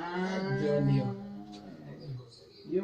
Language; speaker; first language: Spanish; non-native, learner; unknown